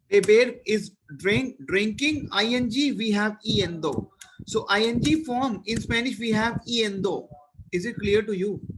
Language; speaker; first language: English; non-native, local second language; Hindi